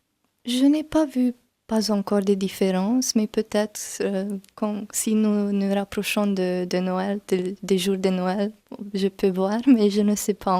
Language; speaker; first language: French; non-native, learner; Hungarian